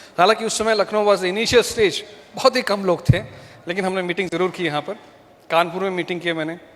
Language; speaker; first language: Hindi; non-native, local second language; Malayalam